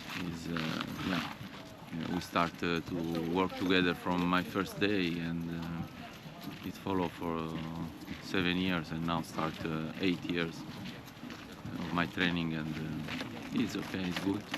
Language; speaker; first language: English; non-native, fluent; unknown